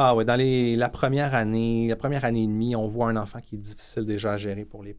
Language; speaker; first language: French; native; French